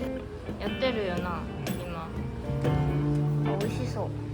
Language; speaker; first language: Japanese; non-native, fluent; Korean